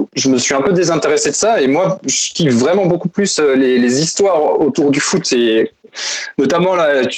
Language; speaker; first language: French; native; French